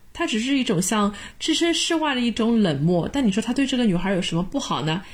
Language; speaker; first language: Chinese; native; Chinese